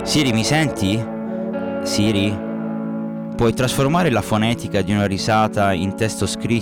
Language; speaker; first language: Italian; native; Italian